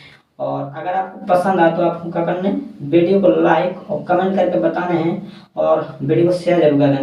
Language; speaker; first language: Hindi; native; Hindi